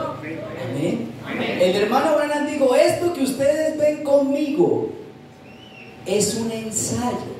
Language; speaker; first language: Spanish; native; Spanish